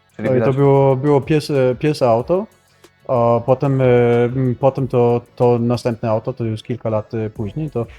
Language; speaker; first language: Polish; non-native, fluent; Danish